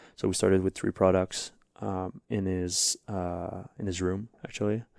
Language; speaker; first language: English; non-native, fluent; French